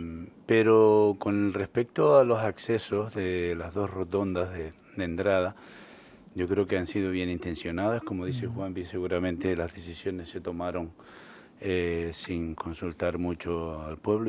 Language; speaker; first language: Spanish; native; Spanish